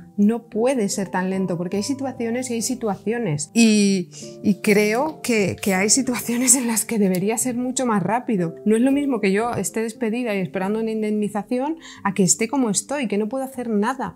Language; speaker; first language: Spanish; native; Spanish